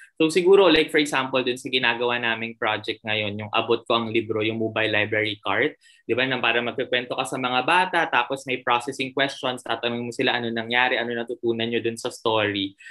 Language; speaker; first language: Filipino; non-native, local second language; Cebuano